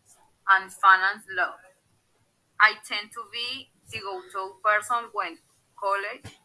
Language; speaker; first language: English; non-native, learner; Spanish